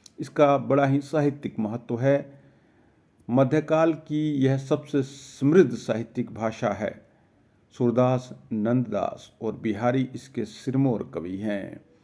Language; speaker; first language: Hindi; native; Hindi